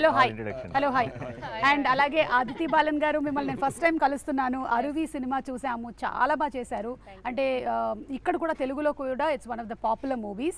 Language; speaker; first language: Telugu; native; Telugu